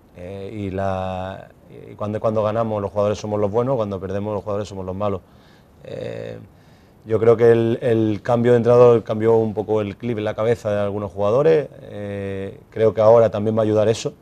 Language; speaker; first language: Spanish; native; Spanish